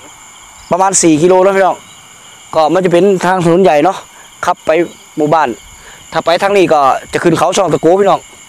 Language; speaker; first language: Thai; non-native, local second language; Northeastern Thai